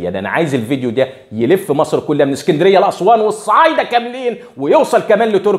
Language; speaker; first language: Arabic; native; Arabic